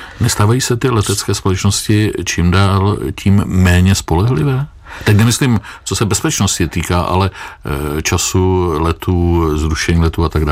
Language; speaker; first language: Czech; native; Czech